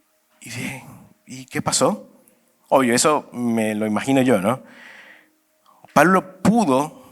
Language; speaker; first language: Spanish; native; Spanish